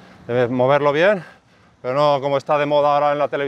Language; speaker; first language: Italian; non-native, learner; Spanish